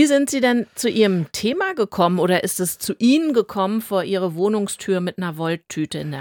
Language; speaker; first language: German; native; German